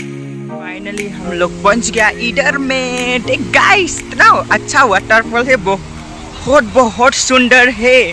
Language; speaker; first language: Hindi; non-native, local second language; Khasi